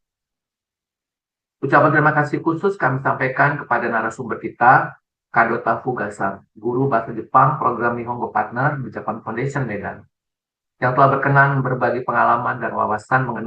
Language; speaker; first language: Indonesian; native; Indonesian